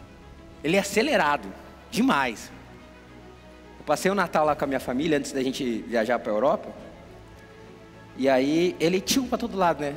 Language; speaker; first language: Portuguese; native; Portuguese